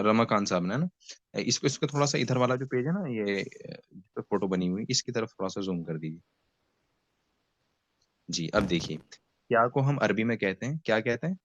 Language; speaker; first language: Hindi; native; Hindi